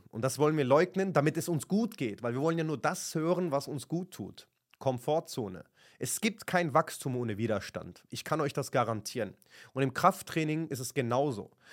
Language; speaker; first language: German; early bilingual, other home language; Kurdish